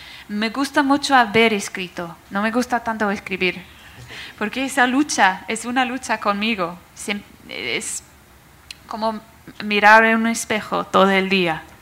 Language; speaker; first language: Spanish; non-native, fluent; English